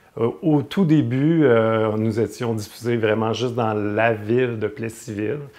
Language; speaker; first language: French; native; French